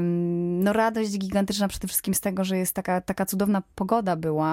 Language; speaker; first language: Polish; native; Polish